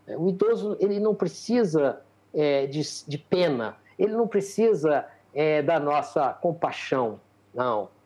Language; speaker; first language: Portuguese; native; Portuguese